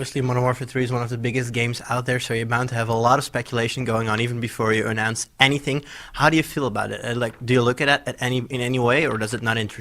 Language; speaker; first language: English; non-native, fluent; Dutch